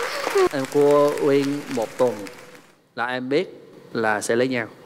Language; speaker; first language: Vietnamese; non-native, fluent; English